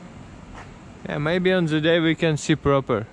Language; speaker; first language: English; non-native, learner; Russian